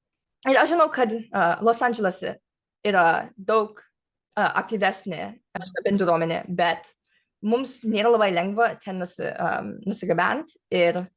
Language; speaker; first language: Lithuanian; early bilingual, heritage; English